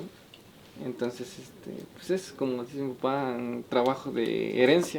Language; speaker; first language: Spanish; native; Spanish